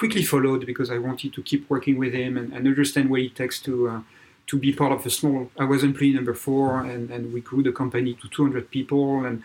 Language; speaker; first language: English; non-native, fluent; French